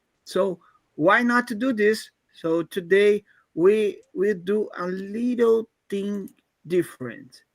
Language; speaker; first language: English; non-native, fluent; Portuguese